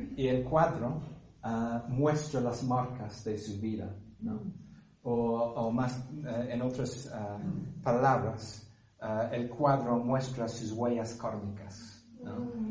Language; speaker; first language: Spanish; non-native, fluent; English